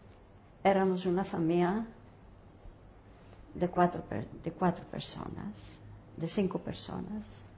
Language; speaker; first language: Spanish; early bilingual, heritage; Ladino